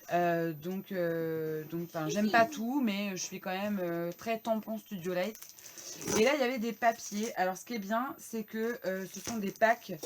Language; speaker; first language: French; native; French